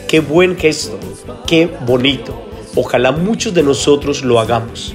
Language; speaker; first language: Spanish; native; Spanish